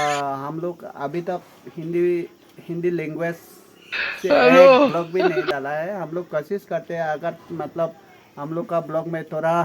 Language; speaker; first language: Hindi; non-native, local second language; Mizo